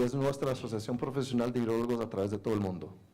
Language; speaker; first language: Spanish; native; Spanish